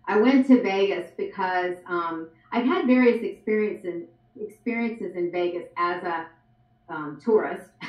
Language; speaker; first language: English; native; English